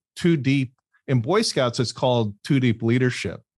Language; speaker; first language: English; native; English